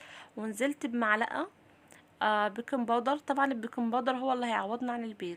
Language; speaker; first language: Arabic; native; Arabic